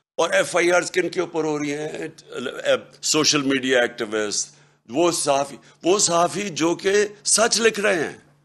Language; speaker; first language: Urdu; native; Urdu